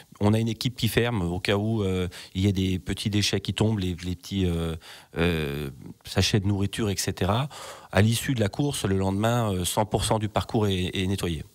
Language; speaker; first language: French; native; French